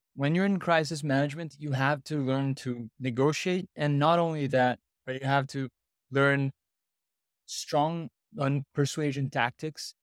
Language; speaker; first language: English; non-native, fluent; Portuguese